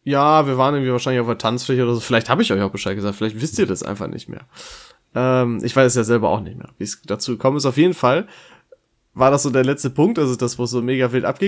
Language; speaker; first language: German; native; German